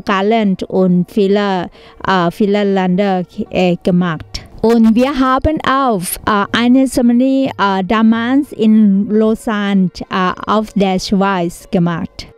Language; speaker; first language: German; non-native, learner; Thai